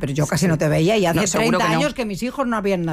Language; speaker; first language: Spanish; native; Spanish